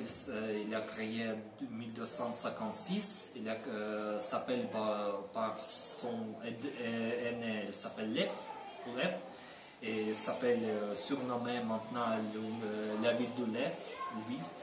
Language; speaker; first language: French; non-native, learner; Ukrainian